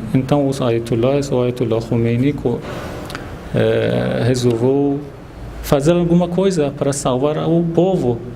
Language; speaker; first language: Portuguese; non-native, fluent; Persian